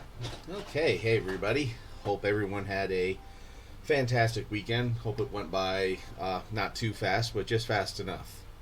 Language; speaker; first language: English; native; English